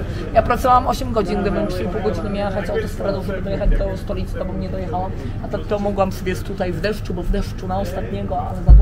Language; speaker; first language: Polish; native; Polish